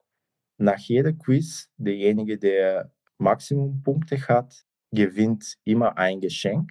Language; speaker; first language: German; non-native, fluent; Bulgarian